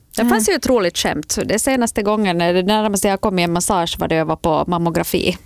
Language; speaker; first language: Swedish; native; Swedish